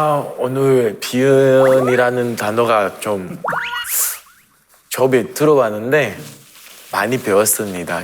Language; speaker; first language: Korean; non-native, fluent; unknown